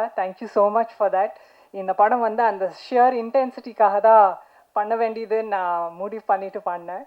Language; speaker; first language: Tamil; non-native, learner; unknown